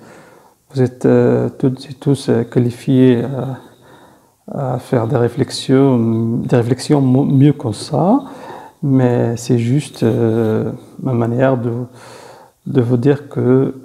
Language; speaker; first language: French; non-native, fluent; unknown